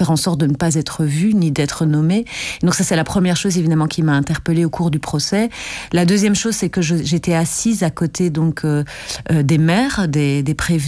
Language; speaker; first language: French; native; French